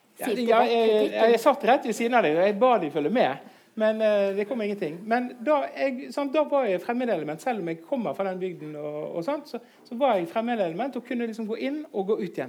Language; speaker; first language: Norwegian; native; Norwegian